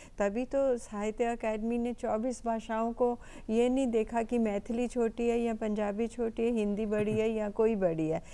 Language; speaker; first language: Hindi; non-native, local second language; Punjabi